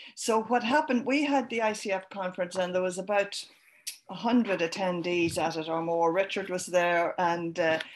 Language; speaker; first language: English; native; English